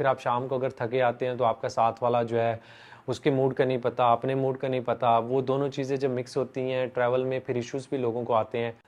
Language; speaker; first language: Urdu; native; Urdu